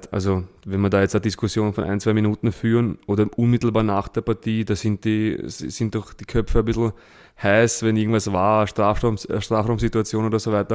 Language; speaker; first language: German; early bilingual, other home language; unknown